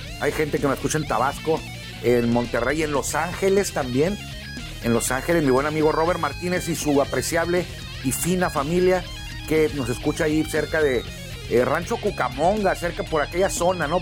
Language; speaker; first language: Spanish; native; Spanish